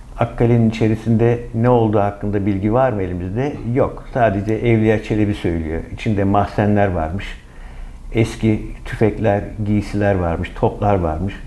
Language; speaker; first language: Turkish; native; Turkish